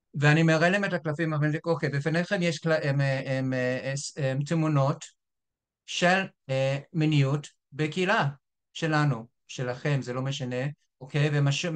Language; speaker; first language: Hebrew; non-native, fluent; English